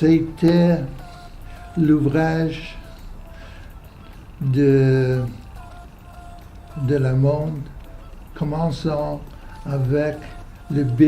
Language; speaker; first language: French; non-native, fluent; English